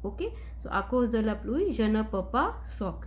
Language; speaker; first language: French; non-native, fluent; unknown